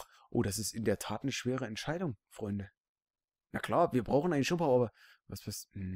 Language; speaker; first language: German; native; German